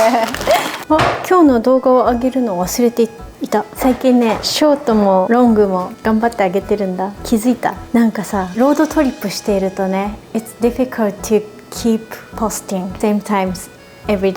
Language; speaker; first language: Japanese; native; Japanese